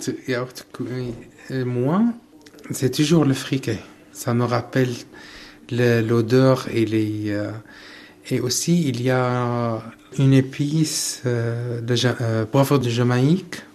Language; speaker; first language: French; non-native, learner; Arabic